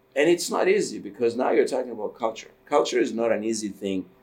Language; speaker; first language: English; non-native, fluent; Greek